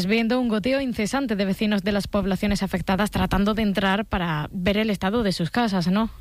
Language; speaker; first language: Spanish; native; Spanish